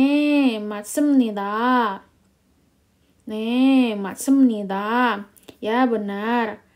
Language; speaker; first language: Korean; non-native, learner; Indonesian